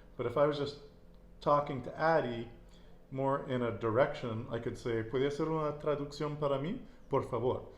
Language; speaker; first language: Spanish; non-native, learner; English